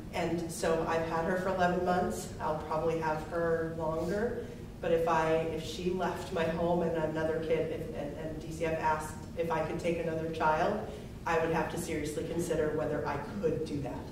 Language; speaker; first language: English; native; English